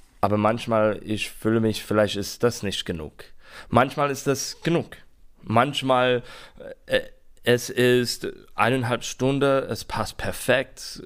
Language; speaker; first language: German; non-native, learner; English